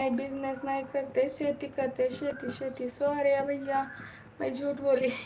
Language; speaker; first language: Marathi; native; Marathi